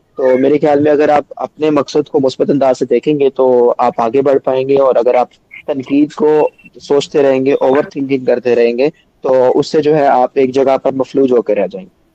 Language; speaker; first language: Urdu; non-native, local second language; Punjabi